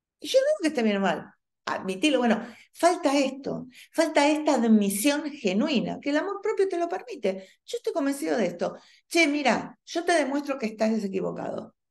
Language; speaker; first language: Spanish; native; Spanish